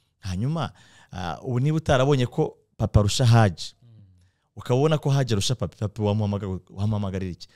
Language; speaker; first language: Kinyarwanda; native; Kinyarwanda